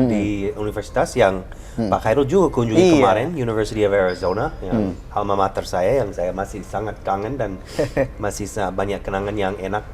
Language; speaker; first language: Indonesian; non-native, fluent; English